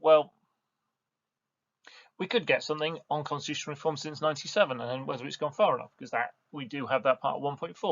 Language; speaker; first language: English; native; English